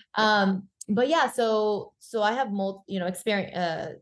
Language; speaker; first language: English; early bilingual, other home language; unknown